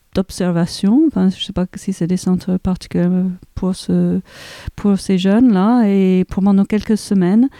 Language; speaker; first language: French; native; French